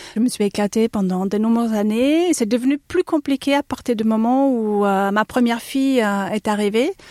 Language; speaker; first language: French; non-native, fluent; German